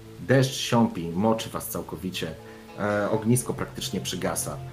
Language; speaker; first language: Polish; native; Polish